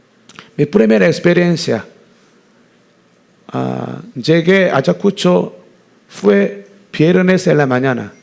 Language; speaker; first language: Spanish; non-native, learner; Korean